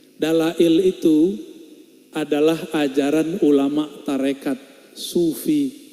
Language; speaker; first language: Indonesian; non-native, local second language; Minangkabau